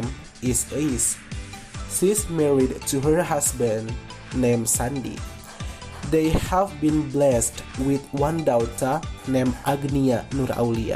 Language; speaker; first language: English; non-native, fluent; Indonesian